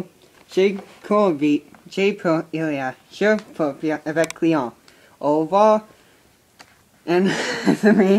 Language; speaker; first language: French; non-native, learner; English